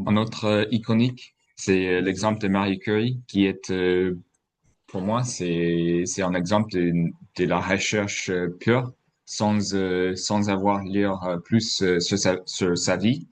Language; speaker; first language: French; non-native, fluent; English